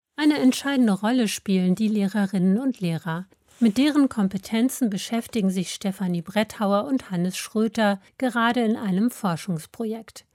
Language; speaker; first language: German; native; German